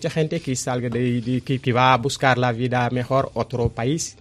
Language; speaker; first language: Spanish; non-native, learner; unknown